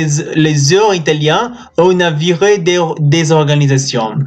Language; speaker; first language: French; non-native, learner; Spanish